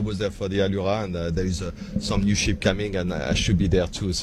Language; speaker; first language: English; non-native, fluent; French